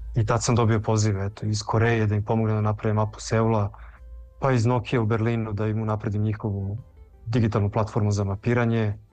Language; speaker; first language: Serbian; early bilingual, heritage; Serbian